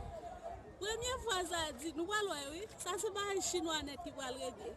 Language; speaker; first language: French; non-native, local second language; Haitian Creole